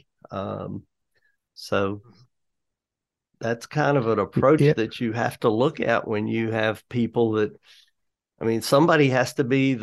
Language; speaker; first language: English; native; English